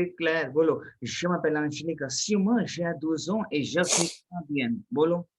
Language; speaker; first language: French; non-native, fluent; Hindi